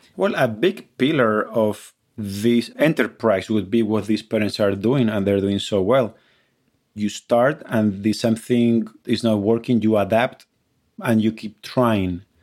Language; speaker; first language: English; non-native, fluent; Spanish